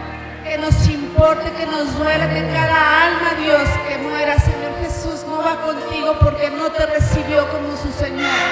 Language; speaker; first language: Spanish; native; Spanish